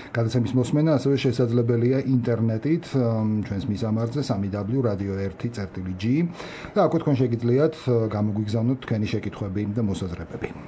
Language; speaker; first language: Georgian; native; Georgian